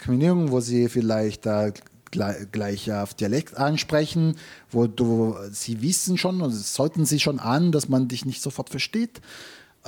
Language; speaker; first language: German; non-native, fluent; Italian